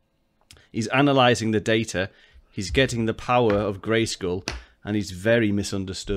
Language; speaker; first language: English; native; English